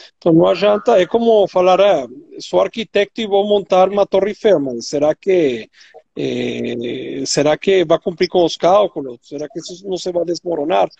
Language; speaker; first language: Portuguese; non-native, fluent; Spanish